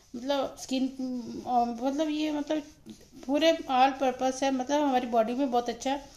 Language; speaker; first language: Hindi; non-native, local second language; Odia